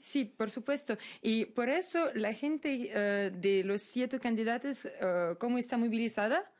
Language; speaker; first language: Spanish; non-native, fluent; Russian